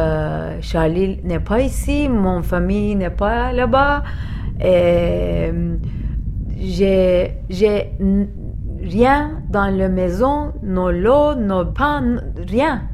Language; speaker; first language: French; non-native, learner; Turkish